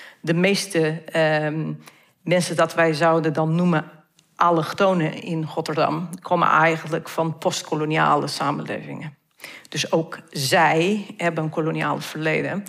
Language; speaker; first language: Dutch; non-native, fluent; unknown